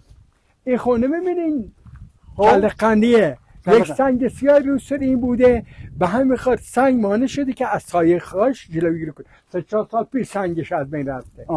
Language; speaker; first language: Persian; native; Persian